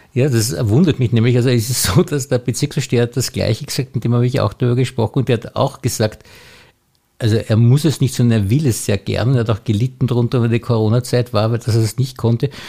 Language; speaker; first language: German; native; German